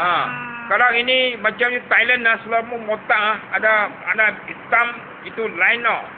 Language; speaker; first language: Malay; non-native, local second language; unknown